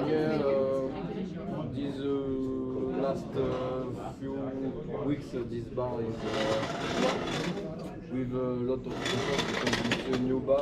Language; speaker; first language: English; non-native, learner; French